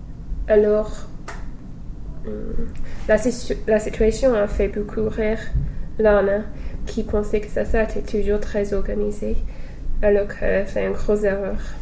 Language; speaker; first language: French; non-native, fluent; English